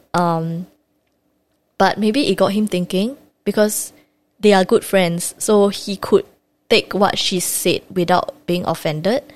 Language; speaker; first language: English; native; English